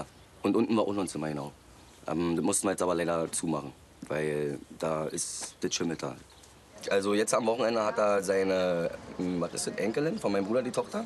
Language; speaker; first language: German; native; German